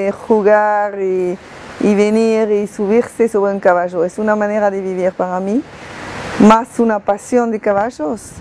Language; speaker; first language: Spanish; non-native, fluent; French